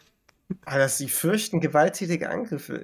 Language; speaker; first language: German; native; German